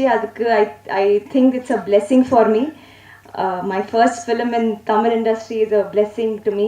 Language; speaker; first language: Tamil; non-native, learner; Telugu